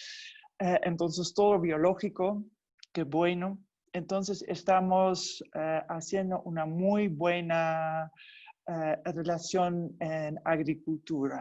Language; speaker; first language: Spanish; non-native, fluent; Dutch